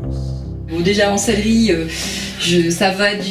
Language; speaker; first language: French; native; French